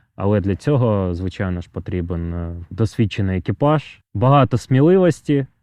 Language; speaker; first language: Ukrainian; native; Ukrainian